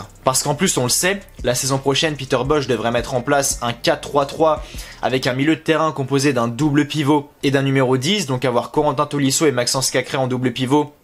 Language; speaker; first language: French; native; French